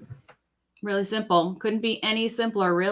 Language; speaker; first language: English; native; English